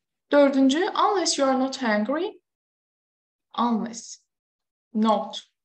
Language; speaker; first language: English; non-native, fluent; Azerbaijani